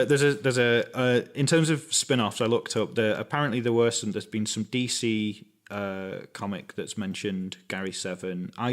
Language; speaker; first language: English; native; English